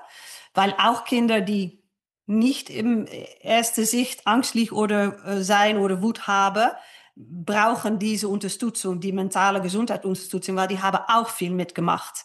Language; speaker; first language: German; non-native, fluent; Dutch